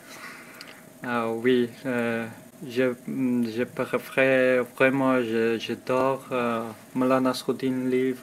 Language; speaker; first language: French; non-native, learner; Persian